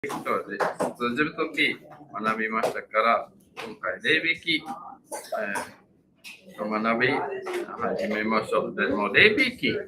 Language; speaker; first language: Japanese; non-native, fluent; English